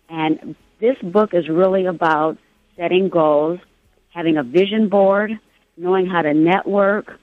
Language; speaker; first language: English; native; English